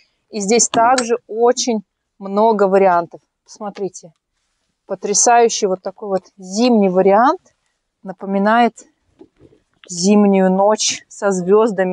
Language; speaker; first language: Russian; native; Russian